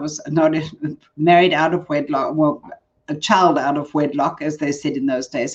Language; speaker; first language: English; native; English